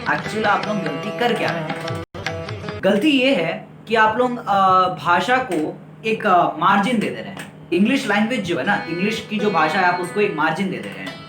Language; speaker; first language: Hindi; native; Hindi